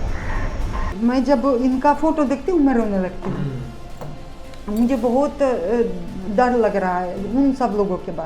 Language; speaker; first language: Hindi; non-native, fluent; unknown